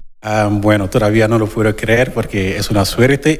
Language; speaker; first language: Spanish; non-native, learner; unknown